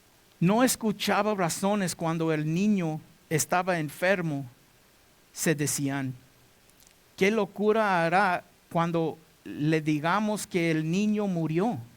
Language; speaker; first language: Spanish; non-native, learner; English